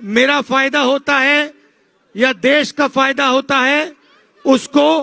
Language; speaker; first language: Hindi; native; Hindi